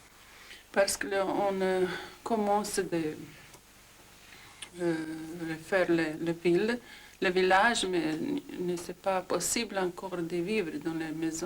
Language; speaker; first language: French; non-native, learner; Croatian